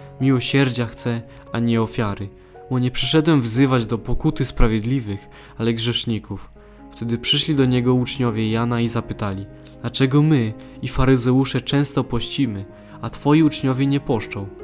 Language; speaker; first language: Polish; native; Polish